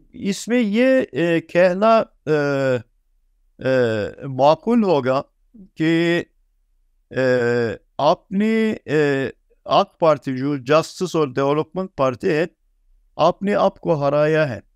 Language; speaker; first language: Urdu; non-native, fluent; Turkish